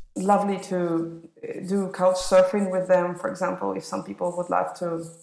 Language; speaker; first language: English; non-native, fluent; Russian